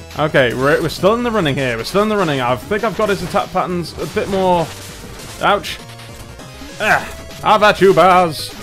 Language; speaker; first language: English; native; English